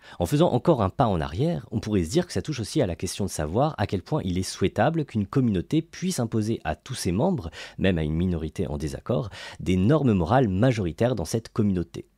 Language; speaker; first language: French; native; French